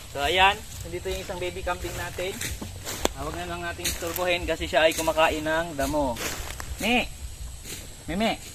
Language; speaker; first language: Filipino; native; Filipino